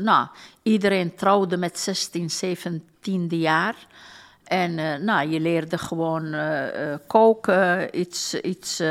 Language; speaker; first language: Dutch; non-native, fluent; Turkish